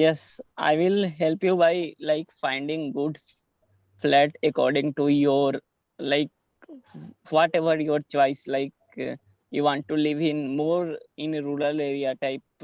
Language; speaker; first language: English; non-native, learner; Hindi